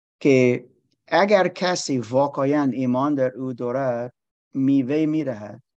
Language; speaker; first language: Persian; non-native, learner; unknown